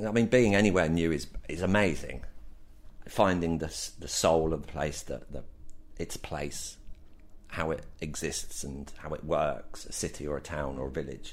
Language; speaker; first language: English; native; English